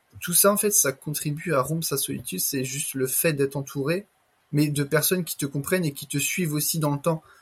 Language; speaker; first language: French; native; French